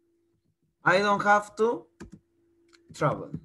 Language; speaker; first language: English; non-native, fluent; Spanish